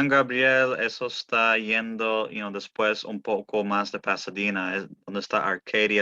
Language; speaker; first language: Spanish; early bilingual, heritage; Spanish